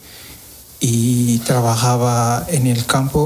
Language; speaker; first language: Spanish; non-native, learner; Wolof